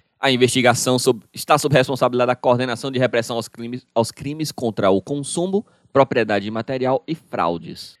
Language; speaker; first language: Portuguese; native; Portuguese